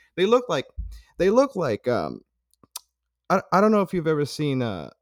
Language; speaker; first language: English; early bilingual, other home language; Filipino